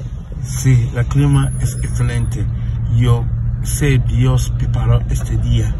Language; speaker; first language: Spanish; non-native, learner; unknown